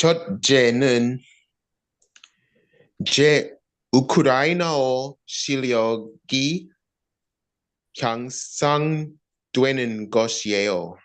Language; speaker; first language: Korean; non-native, learner; English